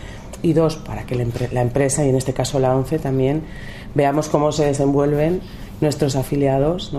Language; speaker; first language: Spanish; native; Spanish